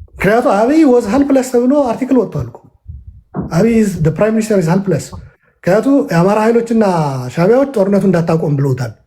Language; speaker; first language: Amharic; non-native, local second language; Tigrinya